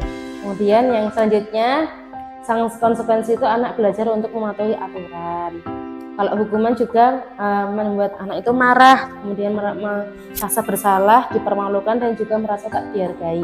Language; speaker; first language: Indonesian; native; Indonesian